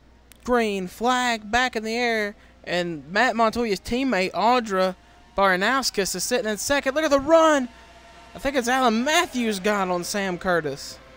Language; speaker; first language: English; native; English